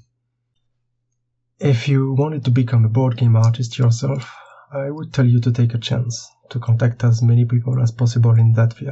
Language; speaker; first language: English; non-native, fluent; French